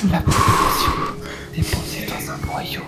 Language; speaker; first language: French; native; French